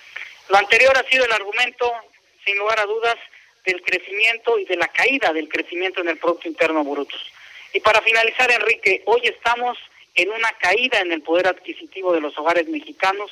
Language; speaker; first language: Spanish; native; Spanish